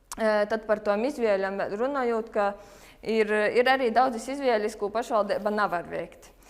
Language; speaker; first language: Latvian; native; Latvian